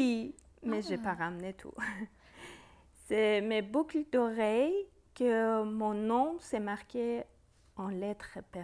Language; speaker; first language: French; non-native, fluent; Persian